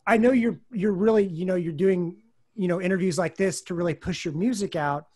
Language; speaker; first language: English; native; English